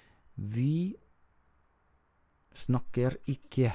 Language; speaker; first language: Norwegian; non-native, learner; English